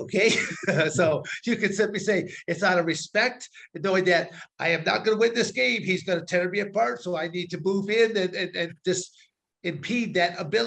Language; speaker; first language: English; native; English